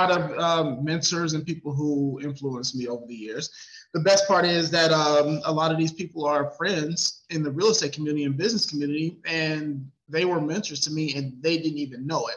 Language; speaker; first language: English; native; English